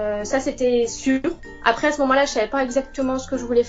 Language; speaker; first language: French; native; French